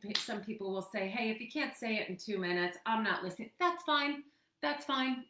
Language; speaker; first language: English; native; English